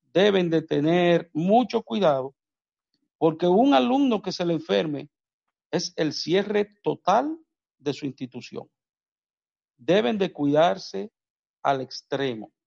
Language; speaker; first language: Spanish; native; Spanish